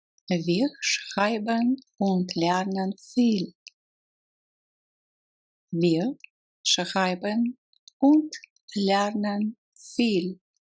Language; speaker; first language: German; non-native, fluent; Russian